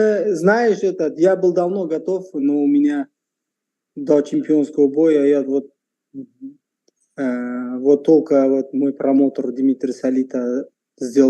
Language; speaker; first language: Russian; non-native, local second language; Uzbek